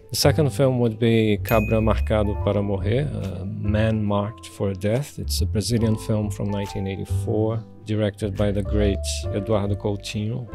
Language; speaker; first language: English; non-native, fluent; Portuguese